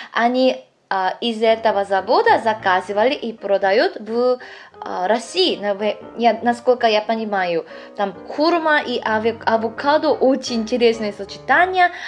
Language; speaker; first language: Russian; non-native, fluent; Korean